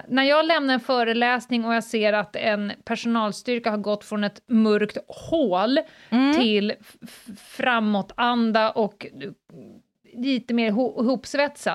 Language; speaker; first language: Swedish; native; Swedish